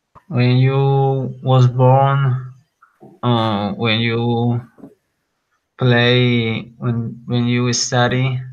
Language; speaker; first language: English; non-native, learner; Spanish